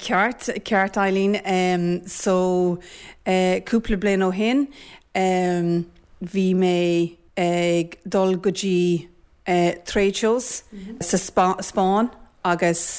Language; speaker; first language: Irish; non-native, learner; English